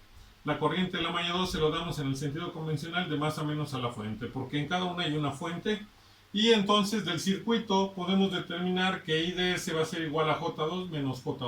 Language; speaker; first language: Spanish; native; Spanish